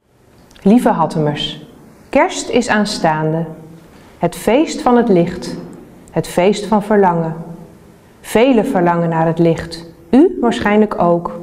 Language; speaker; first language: Dutch; native; Dutch